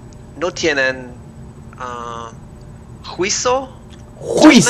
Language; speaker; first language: Spanish; non-native, learner; English